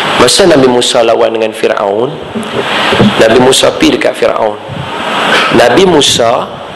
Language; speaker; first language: Malay; native; Malay